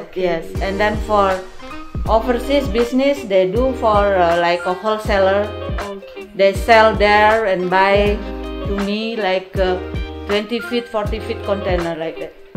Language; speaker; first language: English; non-native, learner; Indonesian